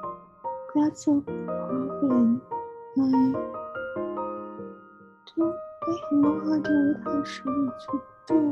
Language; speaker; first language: English; non-native, learner; Chinese